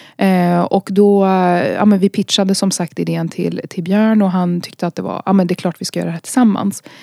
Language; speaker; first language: Swedish; early bilingual, other home language; Arabic